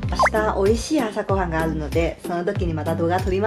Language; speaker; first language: Japanese; non-native, fluent; Chinese